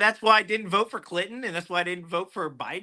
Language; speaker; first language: English; native; English